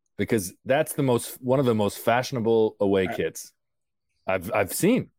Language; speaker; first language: English; early bilingual, other home language; Portuguese